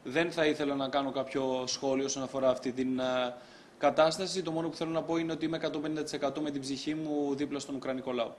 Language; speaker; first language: Greek; native; Greek